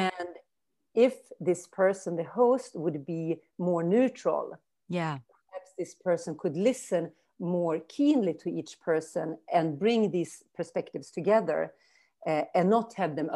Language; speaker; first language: English; non-native, fluent; Swedish